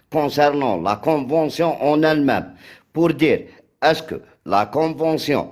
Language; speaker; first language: French; non-native, local second language; Arabic